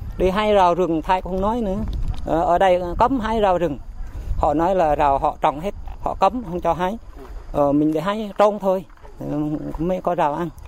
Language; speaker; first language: Vietnamese; non-native, local second language; Jarai